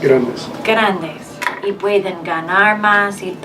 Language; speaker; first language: Spanish; non-native, fluent; English